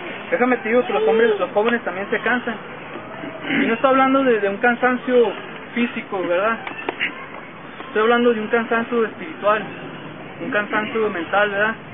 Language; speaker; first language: Spanish; early bilingual, heritage; Spanish